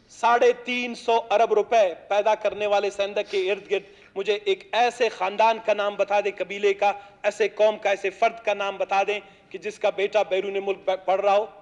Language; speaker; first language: Urdu; non-native, local second language; Baluchi